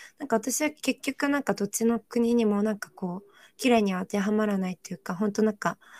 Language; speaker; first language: Japanese; early bilingual, other home language; Korean